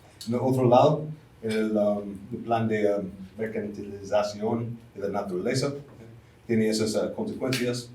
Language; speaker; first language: Spanish; non-native, fluent; English